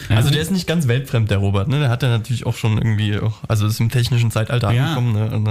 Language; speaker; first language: German; native; German